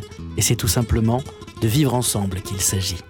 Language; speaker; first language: French; native; French